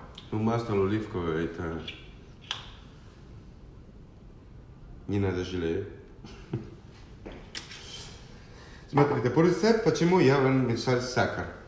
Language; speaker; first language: Russian; non-native, learner; Italian